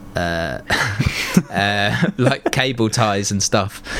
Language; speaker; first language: English; native; English